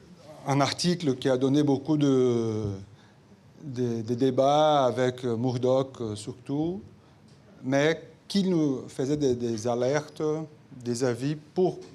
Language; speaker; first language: French; non-native, fluent; Portuguese